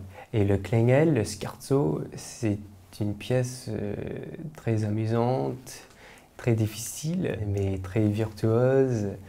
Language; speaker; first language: French; non-native, fluent; English